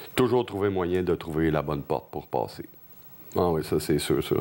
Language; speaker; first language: French; native; French